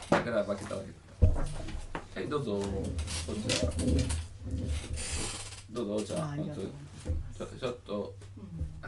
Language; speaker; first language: Japanese; non-native, learner; Italian